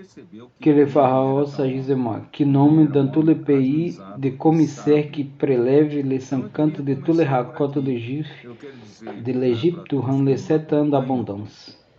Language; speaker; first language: French; non-native, learner; Portuguese